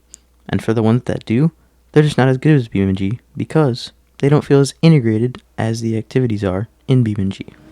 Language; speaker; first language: English; native; English